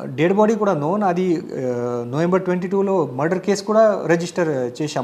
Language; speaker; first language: Telugu; non-native, fluent; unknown